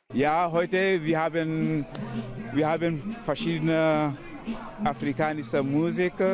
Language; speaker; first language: German; non-native, learner; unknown